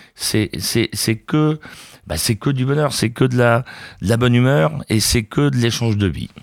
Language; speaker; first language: French; native; French